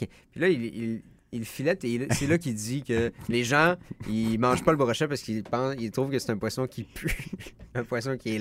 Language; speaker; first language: French; native; French